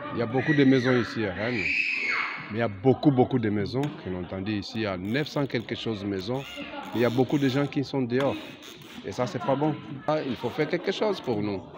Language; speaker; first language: French; non-native, learner; Portuguese